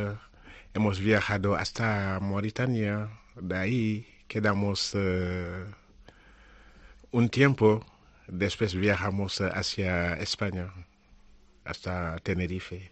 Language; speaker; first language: Spanish; non-native, learner; Wolof